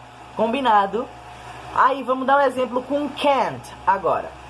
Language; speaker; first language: Portuguese; native; Portuguese